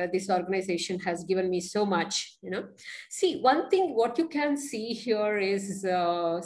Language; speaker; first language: English; non-native, local second language; Kannada